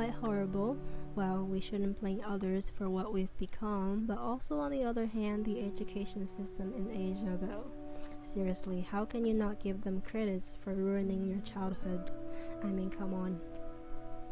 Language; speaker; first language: English; non-native, fluent; Chinese